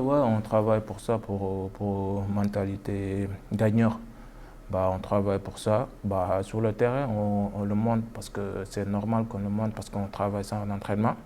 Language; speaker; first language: French; non-native, local second language; Wolof